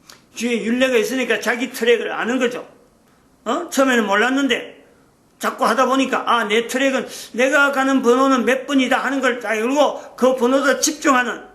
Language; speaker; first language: Korean; native; Korean